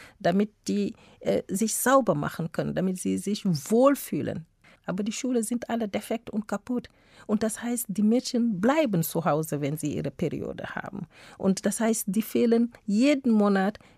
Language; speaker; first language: German; non-native, fluent; Fula